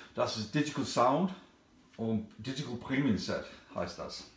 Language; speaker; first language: German; non-native, learner; English